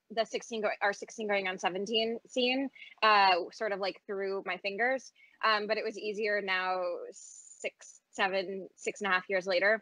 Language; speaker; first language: English; native; English